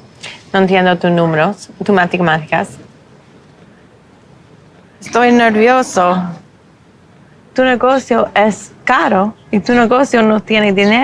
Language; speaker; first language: Spanish; non-native, learner; English